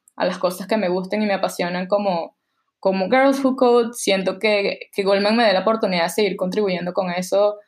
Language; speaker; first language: Spanish; native; Spanish